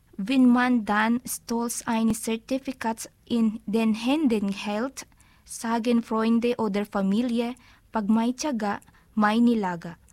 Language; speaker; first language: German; non-native, learner; Filipino